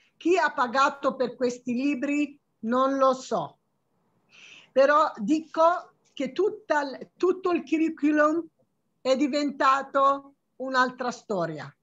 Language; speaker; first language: Italian; non-native, fluent; Arabic